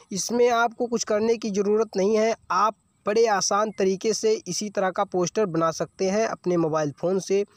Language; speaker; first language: Hindi; native; Hindi